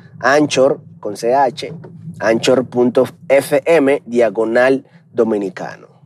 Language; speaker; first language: Spanish; native; Spanish